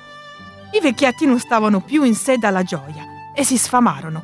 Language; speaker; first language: Italian; native; Italian